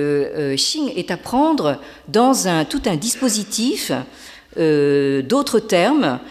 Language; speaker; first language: French; native; French